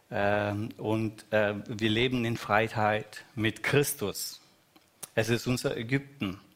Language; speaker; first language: German; non-native, fluent; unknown